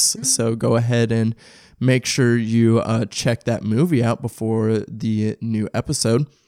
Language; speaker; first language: English; native; English